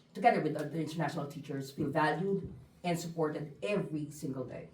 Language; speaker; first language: English; non-native, local second language; Filipino